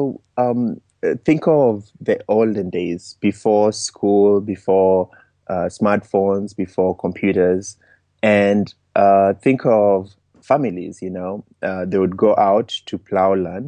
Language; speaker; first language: English; non-native, local second language; Luo (Kenya and Tanzania)